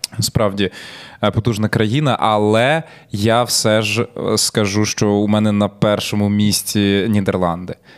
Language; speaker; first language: Ukrainian; native; Ukrainian